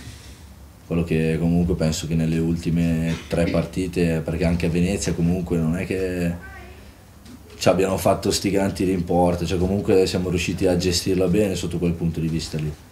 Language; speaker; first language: Italian; native; Italian